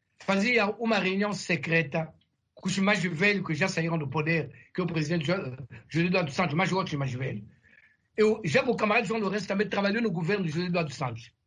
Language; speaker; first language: Portuguese; non-native, fluent; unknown